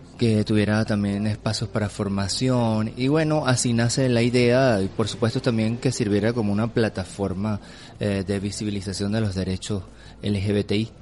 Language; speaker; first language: Spanish; native; Spanish